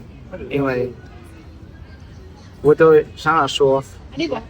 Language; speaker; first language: Chinese; non-native, learner; German